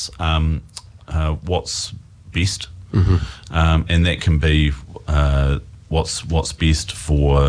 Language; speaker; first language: English; native; English